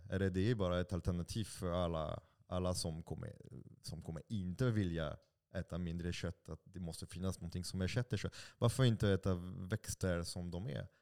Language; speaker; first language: Swedish; non-native, fluent; French